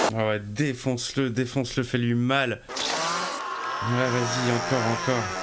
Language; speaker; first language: French; native; French